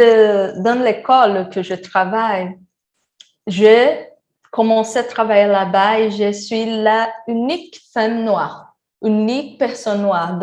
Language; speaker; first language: French; non-native, learner; Portuguese